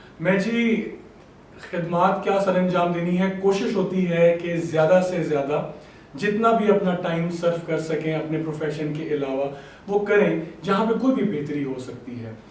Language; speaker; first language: Urdu; non-native, local second language; Punjabi